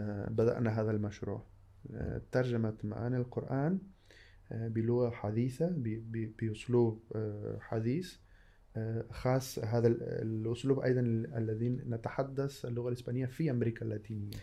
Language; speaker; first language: Arabic; non-native, fluent; Spanish